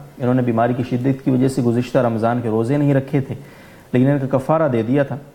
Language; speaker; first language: Urdu; native; Urdu